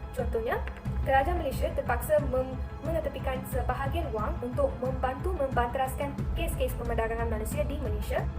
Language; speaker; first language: Malay; non-native, local second language; Tamil